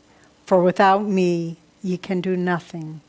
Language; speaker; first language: English; native; English